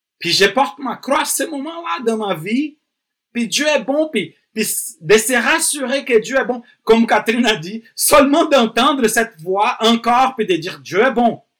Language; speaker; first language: French; non-native, fluent; Portuguese